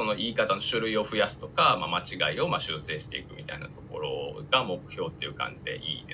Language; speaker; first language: Japanese; native; Japanese